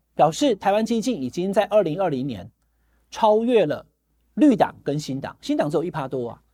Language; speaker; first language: Chinese; native; Chinese